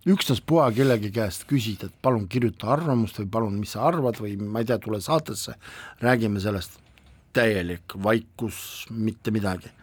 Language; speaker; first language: Estonian; non-native, local second language; Russian